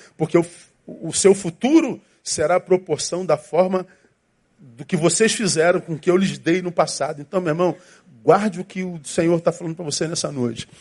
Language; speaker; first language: Portuguese; native; Portuguese